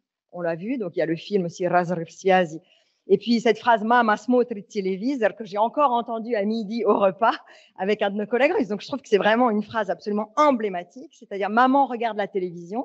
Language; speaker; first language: French; native; French